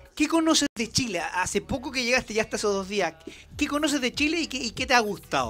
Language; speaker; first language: Spanish; native; Spanish